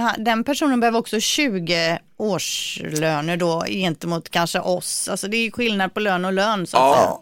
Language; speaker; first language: Swedish; native; Swedish